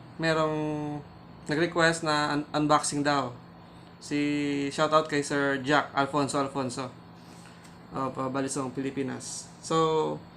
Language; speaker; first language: Filipino; non-native, local second language; Cebuano